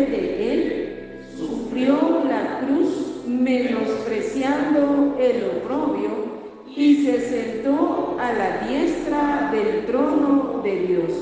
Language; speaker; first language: Spanish; native; Spanish